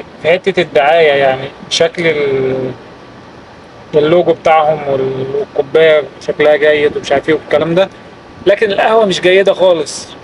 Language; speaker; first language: Arabic; native; Arabic